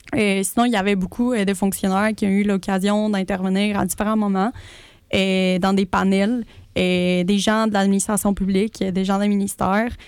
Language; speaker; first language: French; early bilingual, other home language; Spanish